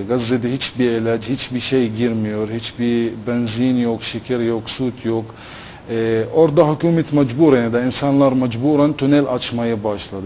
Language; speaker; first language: Turkish; non-native, fluent; Arabic